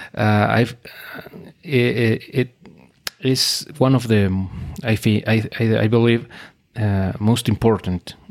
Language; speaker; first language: English; non-native, fluent; Spanish